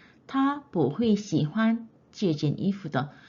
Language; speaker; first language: Chinese; non-native, fluent; Korean